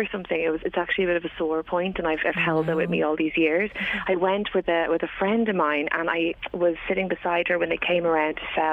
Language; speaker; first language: English; native; English